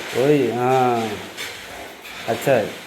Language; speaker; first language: Hindi; non-native, local second language; Malayalam